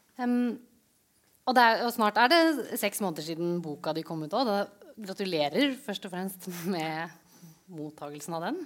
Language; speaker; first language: Norwegian; early bilingual, other home language; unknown